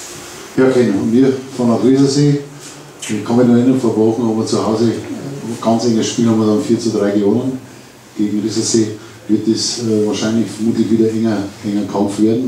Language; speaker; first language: German; native; German